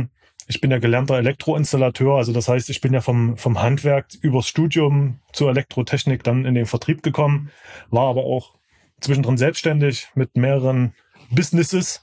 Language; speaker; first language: German; native; German